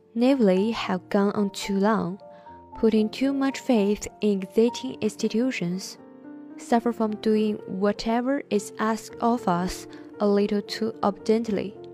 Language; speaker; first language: English; non-native, learner; Chinese